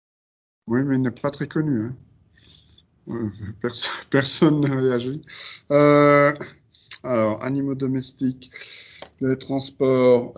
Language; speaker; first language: French; non-native, fluent; Dutch